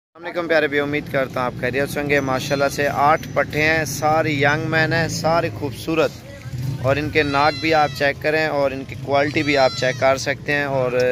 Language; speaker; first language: Urdu; non-native, local second language; Punjabi